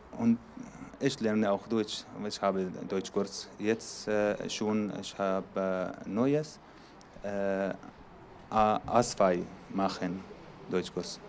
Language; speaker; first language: German; non-native, learner; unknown